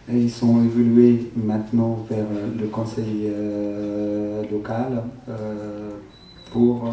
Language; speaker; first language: French; non-native, fluent; Arabic